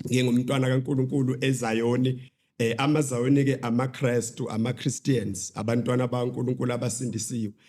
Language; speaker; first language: Zulu; native; Zulu